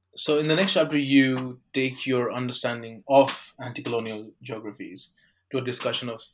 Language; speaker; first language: English; non-native, local second language; Bangla